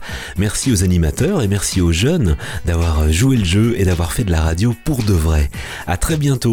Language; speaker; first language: French; native; French